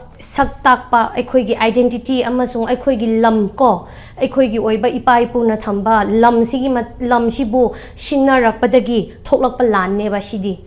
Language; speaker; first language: Manipuri; non-native, local second language; Tangkhul Naga (India)